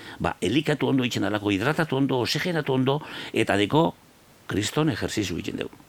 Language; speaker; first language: Basque; native; Basque